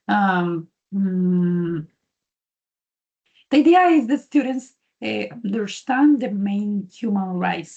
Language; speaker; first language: English; non-native, learner; Spanish